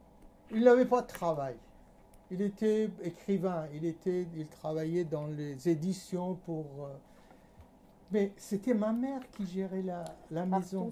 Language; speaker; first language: French; non-native, fluent; Persian